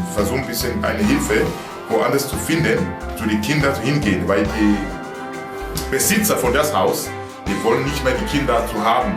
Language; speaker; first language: German; non-native, learner; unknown